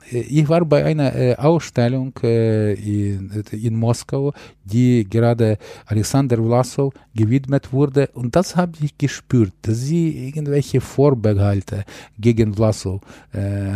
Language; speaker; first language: German; non-native, fluent; Ukrainian